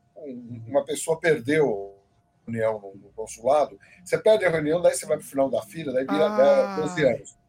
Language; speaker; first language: Portuguese; native; Portuguese